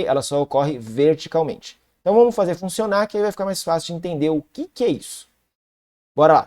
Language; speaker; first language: Portuguese; native; Portuguese